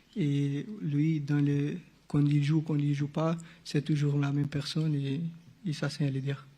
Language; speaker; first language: French; non-native, local second language; Portuguese